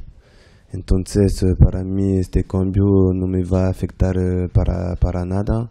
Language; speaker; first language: Spanish; non-native, fluent; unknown